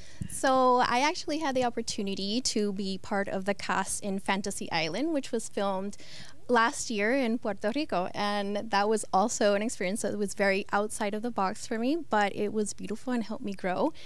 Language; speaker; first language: English; non-native, local second language; Spanish